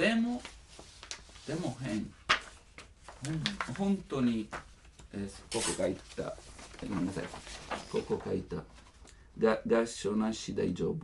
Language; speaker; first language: Japanese; non-native, learner; Italian